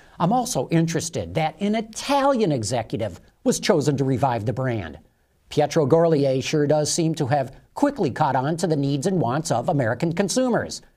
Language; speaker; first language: English; native; English